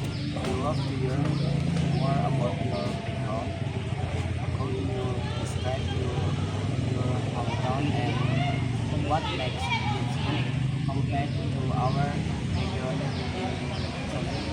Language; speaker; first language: English; non-native, learner; Indonesian